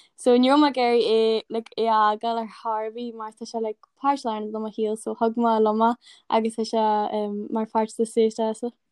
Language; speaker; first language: Irish; native; Irish